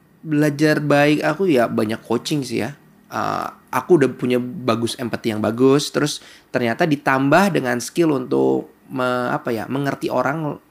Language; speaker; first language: Indonesian; native; Indonesian